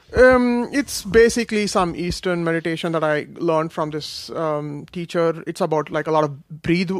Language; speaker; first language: English; non-native, local second language; Kashmiri